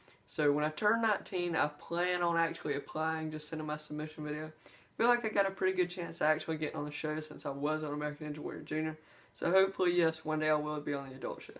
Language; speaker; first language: English; native; English